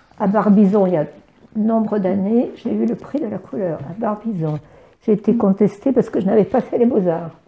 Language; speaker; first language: French; native; French